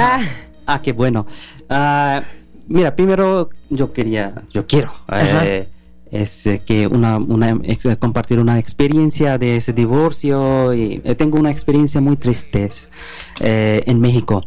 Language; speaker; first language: Spanish; non-native, learner; Bangla